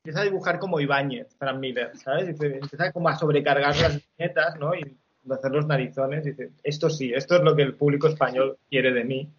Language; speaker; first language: Spanish; native; Spanish